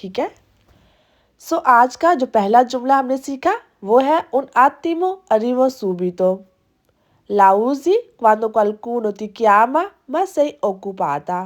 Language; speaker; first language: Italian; non-native, fluent; Urdu